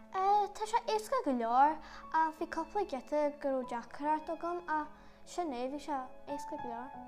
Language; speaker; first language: Irish; native; Irish